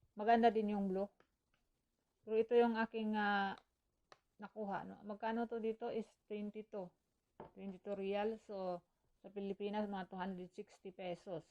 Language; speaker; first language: Filipino; non-native, local second language; Cebuano